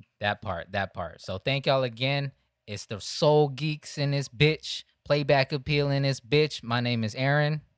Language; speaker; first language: English; native; English